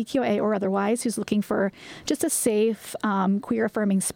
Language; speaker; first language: English; native; English